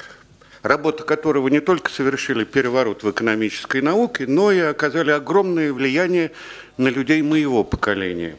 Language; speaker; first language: Russian; native; Russian